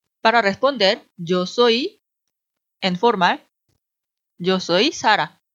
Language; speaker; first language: Spanish; non-native, fluent; Korean